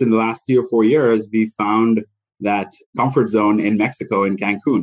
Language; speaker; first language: English; non-native, local second language; Hindi